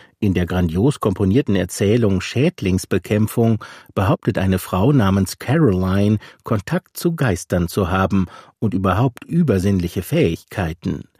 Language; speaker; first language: German; native; German